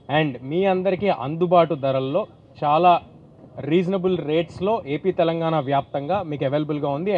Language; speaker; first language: Telugu; native; Telugu